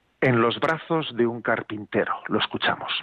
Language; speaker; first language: Spanish; native; Spanish